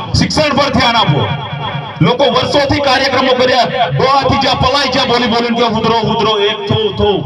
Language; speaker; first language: Gujarati; non-native, local second language; Rathawi